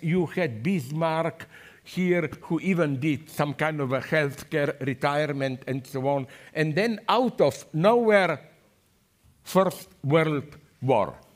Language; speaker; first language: English; non-native, fluent; Slovenian